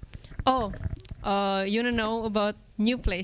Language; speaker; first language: English; non-native, local second language; Indonesian